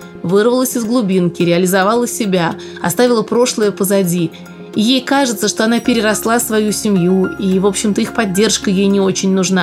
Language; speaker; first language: Russian; native; Russian